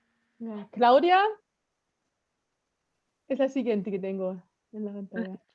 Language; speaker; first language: Spanish; non-native, fluent; German